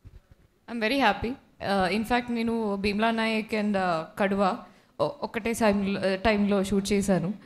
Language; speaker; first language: Telugu; non-native, local second language; Malayalam